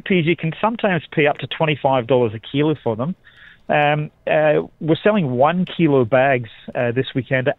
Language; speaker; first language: English; native; English